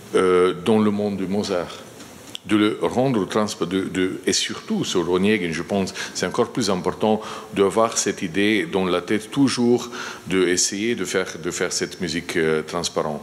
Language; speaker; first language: French; non-native, fluent; Slovenian